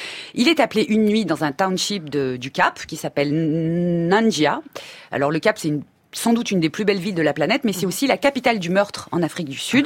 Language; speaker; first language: French; native; French